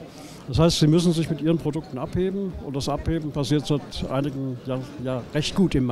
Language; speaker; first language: German; native; German